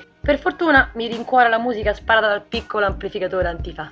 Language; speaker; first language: Italian; native; Italian